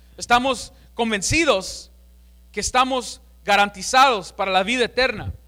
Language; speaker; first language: Spanish; early bilingual, heritage; Spanish